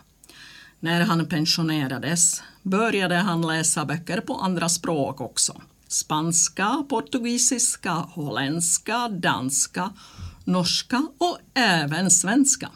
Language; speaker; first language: Swedish; non-native, fluent; Czech